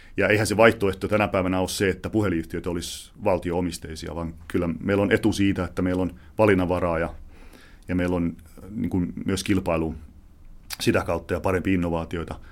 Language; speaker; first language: Finnish; native; Finnish